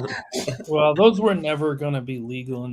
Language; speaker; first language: English; native; English